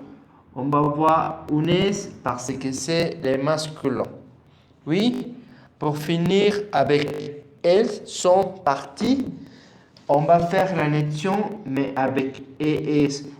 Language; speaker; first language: French; non-native, learner; Spanish